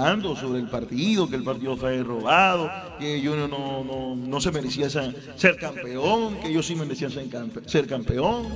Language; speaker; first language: Spanish; native; Spanish